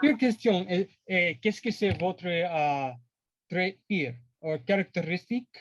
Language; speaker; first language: French; non-native, learner; English